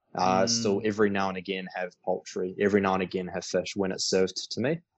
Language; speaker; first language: English; native; English